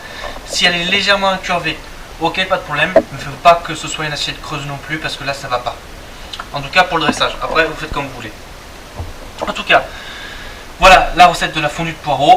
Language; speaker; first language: French; native; French